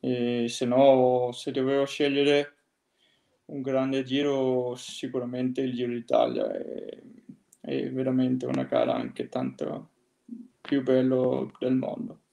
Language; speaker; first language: Italian; non-native, fluent; Danish